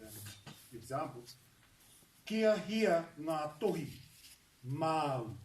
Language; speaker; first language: Māori; non-native, local second language; English